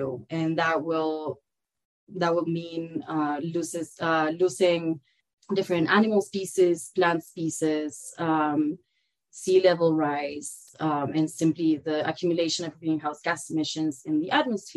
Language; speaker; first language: English; non-native, fluent; Spanish